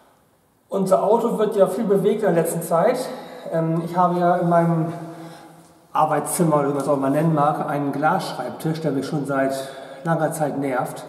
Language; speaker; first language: German; native; German